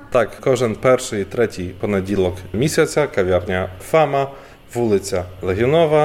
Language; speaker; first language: Ukrainian; non-native, fluent; Polish